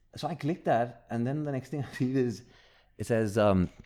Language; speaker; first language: English; early bilingual, other home language; Malayalam